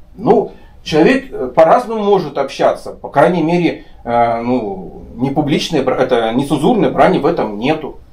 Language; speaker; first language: Russian; native; Russian